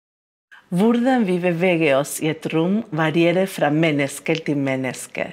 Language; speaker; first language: Norwegian; non-native, fluent; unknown